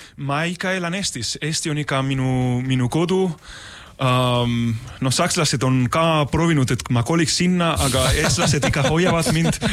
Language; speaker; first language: Estonian; non-native, fluent; Spanish